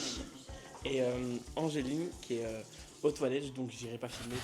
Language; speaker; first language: French; native; French